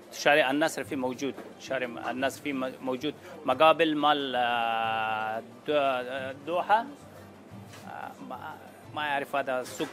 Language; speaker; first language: Arabic; non-native, learner; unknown